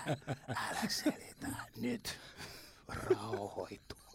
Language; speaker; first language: Finnish; non-native, learner; English